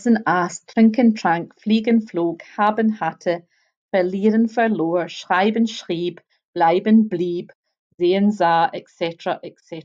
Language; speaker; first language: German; non-native, fluent; English